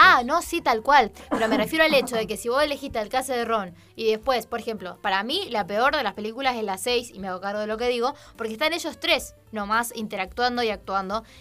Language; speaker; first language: Spanish; native; Spanish